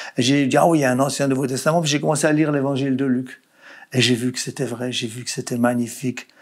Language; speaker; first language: French; native; French